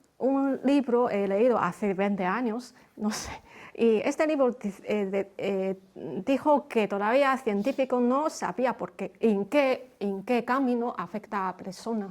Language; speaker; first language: Spanish; non-native, fluent; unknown